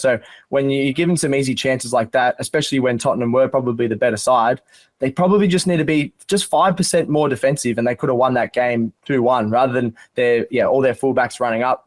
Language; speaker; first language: English; native; English